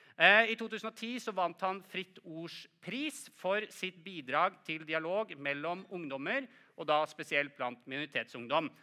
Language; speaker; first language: Norwegian; native; Norwegian